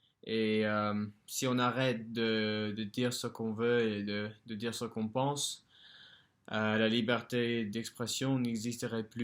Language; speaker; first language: French; non-native, fluent; English